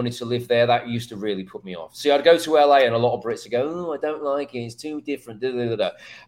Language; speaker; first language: English; native; English